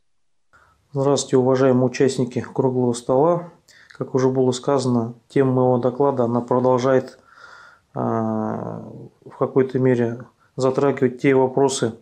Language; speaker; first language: Russian; native; Russian